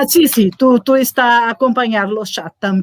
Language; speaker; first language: Spanish; non-native, learner; Portuguese